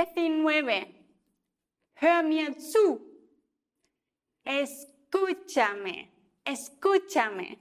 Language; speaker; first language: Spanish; non-native, fluent; German